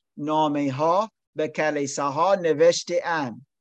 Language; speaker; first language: Persian; non-native, learner; English